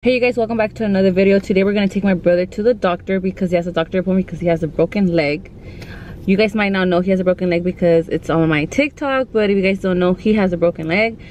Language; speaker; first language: English; early bilingual, other home language; Spanish